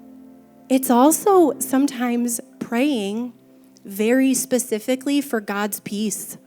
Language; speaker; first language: English; native; English